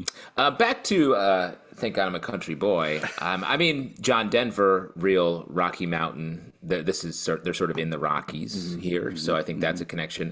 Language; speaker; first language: English; native; English